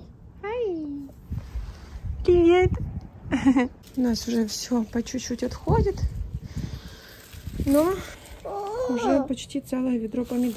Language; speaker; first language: Russian; native; Russian